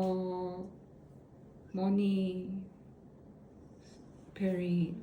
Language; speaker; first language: English; non-native, learner; Korean